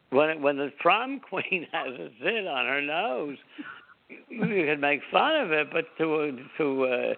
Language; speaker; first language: English; native; English